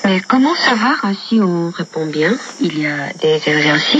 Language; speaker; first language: French; non-native, fluent; Korean